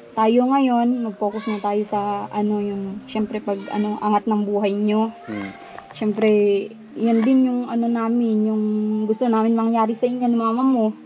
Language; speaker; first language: Filipino; native; Filipino